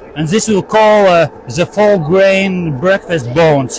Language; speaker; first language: English; non-native, learner; Latvian